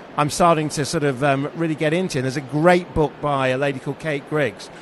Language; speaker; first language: English; native; English